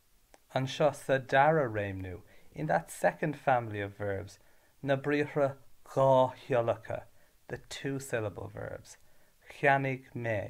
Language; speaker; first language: Irish; non-native, learner; English